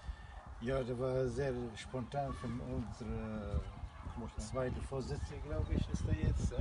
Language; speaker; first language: German; non-native, learner; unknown